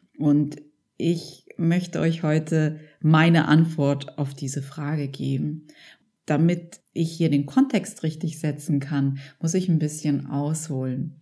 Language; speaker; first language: German; early bilingual, other home language; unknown